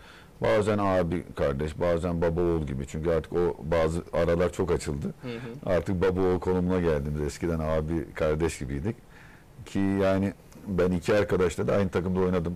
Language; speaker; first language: Turkish; native; Turkish